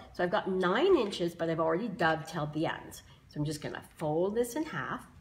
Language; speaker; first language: English; native; English